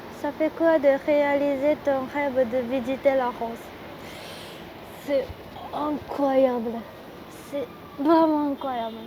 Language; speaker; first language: French; non-native, learner; Japanese